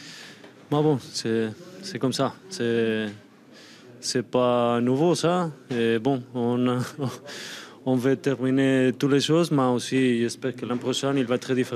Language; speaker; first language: French; non-native, fluent; Spanish